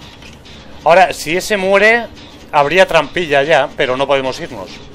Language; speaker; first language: Spanish; native; Spanish